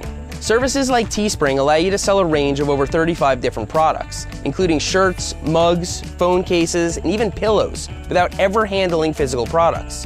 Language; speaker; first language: English; native; English